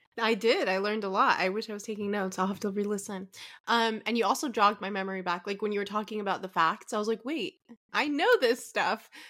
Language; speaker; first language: English; early bilingual, other home language; Arabic